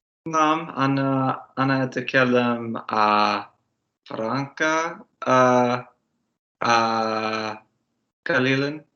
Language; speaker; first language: Arabic; non-native, learner; English